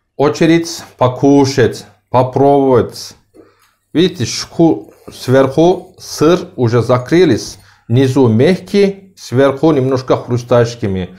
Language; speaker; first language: Russian; non-native, learner; Turkish